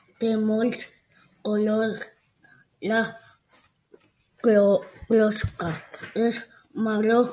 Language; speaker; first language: Catalan; non-native, local second language; Spanish